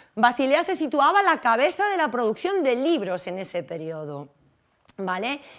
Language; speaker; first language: Spanish; native; Spanish